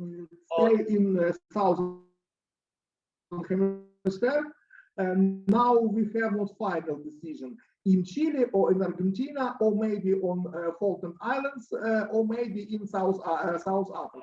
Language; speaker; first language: English; non-native, learner; Russian